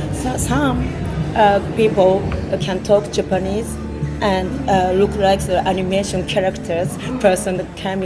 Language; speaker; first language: English; non-native, learner; Japanese